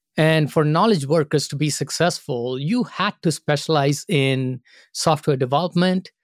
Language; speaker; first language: English; non-native, local second language; Tamil